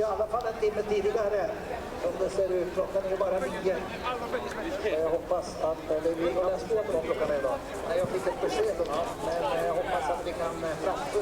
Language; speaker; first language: Swedish; native; Swedish